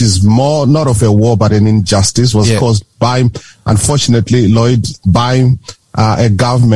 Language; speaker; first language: English; non-native, local second language; Shona